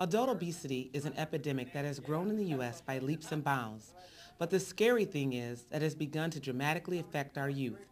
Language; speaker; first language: English; native; English